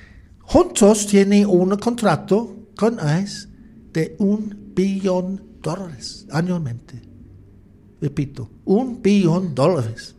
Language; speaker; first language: Spanish; non-native, learner; English